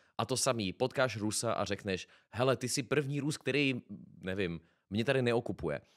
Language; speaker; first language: Czech; native; Czech